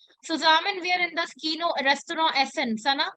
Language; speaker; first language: German; non-native, learner; Hindi